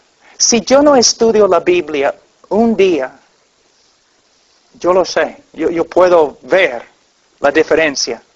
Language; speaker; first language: Spanish; non-native, fluent; English